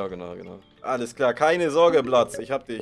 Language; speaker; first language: German; native; German